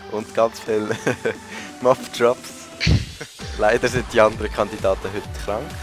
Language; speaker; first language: German; native; German